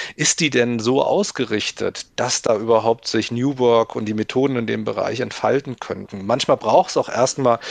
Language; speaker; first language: German; native; German